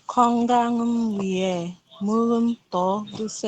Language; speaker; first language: Korean; non-native, learner; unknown